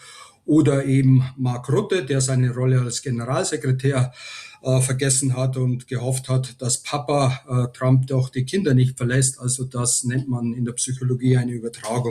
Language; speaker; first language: German; native; German